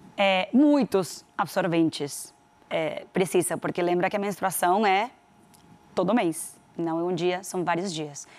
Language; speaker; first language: Portuguese; non-native, fluent; Spanish